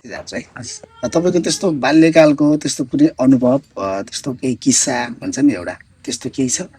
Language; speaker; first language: Nepali; native; Nepali